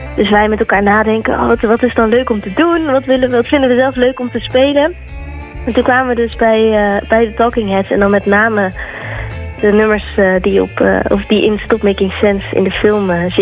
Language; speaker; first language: Dutch; native; Dutch